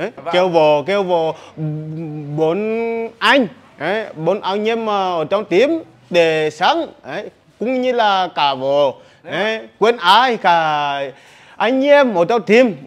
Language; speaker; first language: Vietnamese; non-native, learner; Portuguese